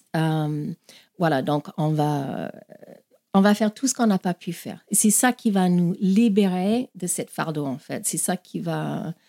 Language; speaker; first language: French; non-native, fluent; English